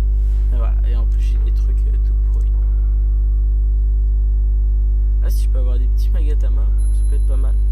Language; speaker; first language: French; native; French